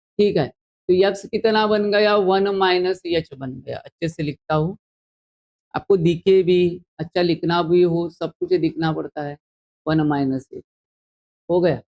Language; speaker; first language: Hindi; non-native, local second language; Marathi